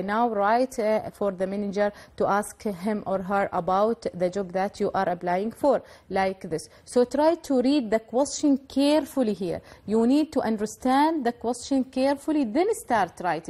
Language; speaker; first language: English; non-native, fluent; Arabic